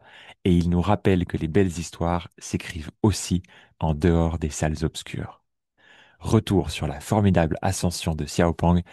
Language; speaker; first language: French; native; French